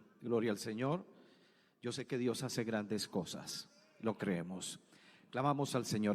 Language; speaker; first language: Spanish; native; Spanish